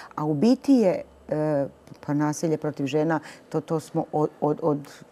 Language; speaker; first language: Serbian; native; Serbian